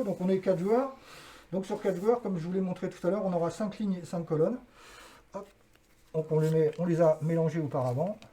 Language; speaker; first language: French; native; French